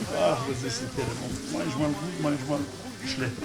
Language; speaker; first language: German; non-native, learner; Turkish